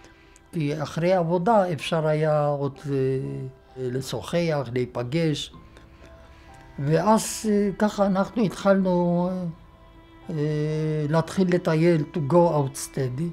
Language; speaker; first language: Hebrew; non-native, fluent; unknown